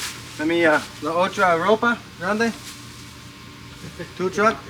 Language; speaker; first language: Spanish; non-native, learner; English